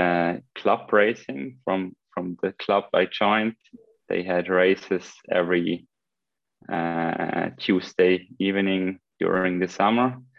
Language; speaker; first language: English; non-native, fluent; Swiss German